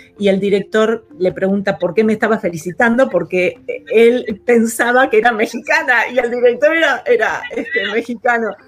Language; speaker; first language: Spanish; native; Spanish